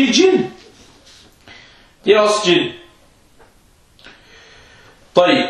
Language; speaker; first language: Danish; non-native, fluent; Arabic